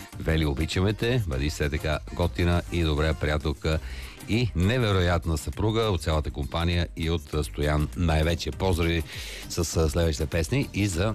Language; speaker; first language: Bulgarian; native; Bulgarian